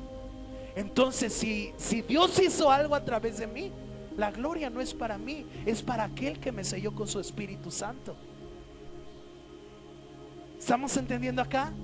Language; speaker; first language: Spanish; native; Spanish